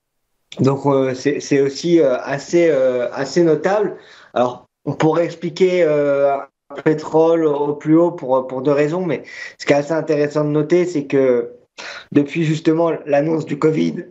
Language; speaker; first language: French; native; French